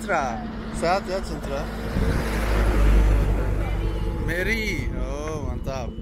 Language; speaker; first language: Indonesian; non-native, learner; Turkish